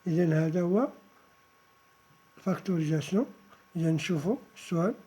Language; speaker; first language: Arabic; native; Arabic